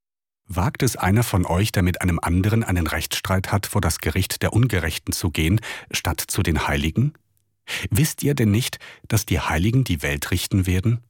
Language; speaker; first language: German; native; German